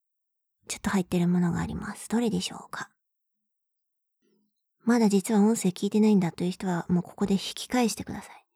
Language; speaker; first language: Japanese; native; Japanese